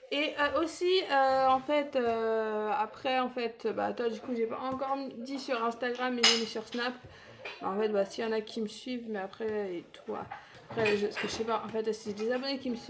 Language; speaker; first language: French; native; French